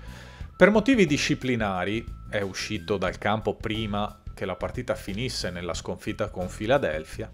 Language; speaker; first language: Italian; native; Italian